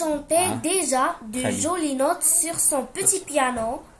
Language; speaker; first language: French; non-native, local second language; Arabic